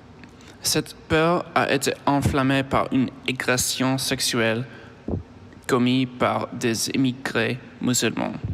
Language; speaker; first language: French; non-native, learner; English